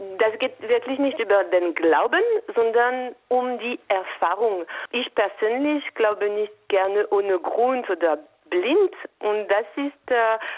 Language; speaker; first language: German; non-native, local second language; French